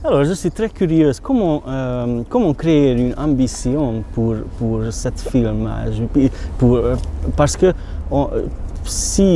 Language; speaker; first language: French; non-native, learner; Hungarian